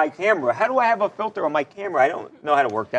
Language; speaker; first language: English; native; English